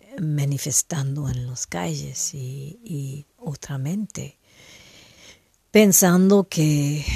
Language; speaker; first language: Spanish; non-native, fluent; French